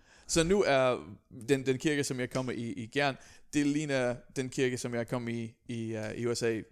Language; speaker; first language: Danish; non-native, fluent; English